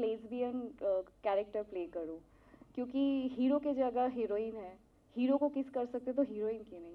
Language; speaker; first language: Hindi; non-native, local second language; Telugu